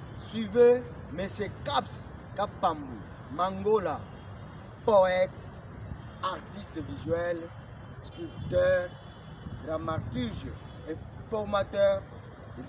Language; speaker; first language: French; non-native, local second language; Lingala